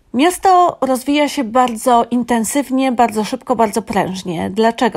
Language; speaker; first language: Polish; native; Polish